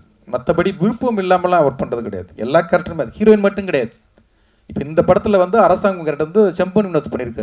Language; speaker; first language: Tamil; native; Tamil